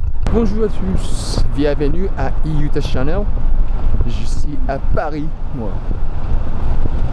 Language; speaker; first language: French; non-native, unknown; Japanese